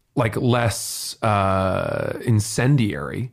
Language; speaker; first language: English; native; English